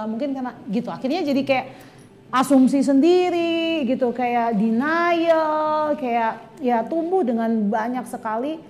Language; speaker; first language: Indonesian; native; Indonesian